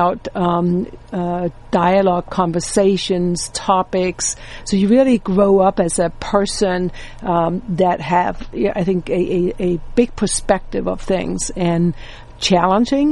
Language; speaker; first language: English; non-native, fluent; Danish